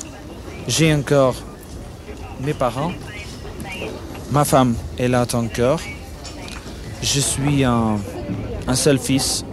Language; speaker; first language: French; non-native, fluent; Portuguese